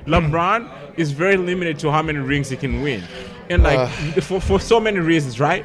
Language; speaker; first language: English; non-native, local second language; Shona